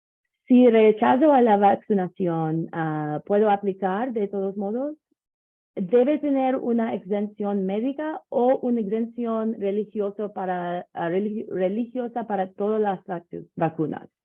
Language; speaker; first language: Spanish; non-native, learner; English